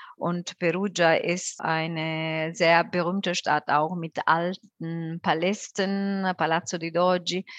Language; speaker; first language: German; non-native, fluent; Italian